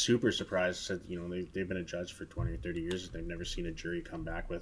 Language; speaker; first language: English; native; English